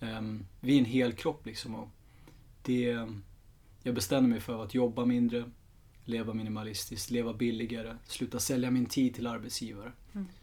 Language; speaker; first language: Swedish; early bilingual, other home language; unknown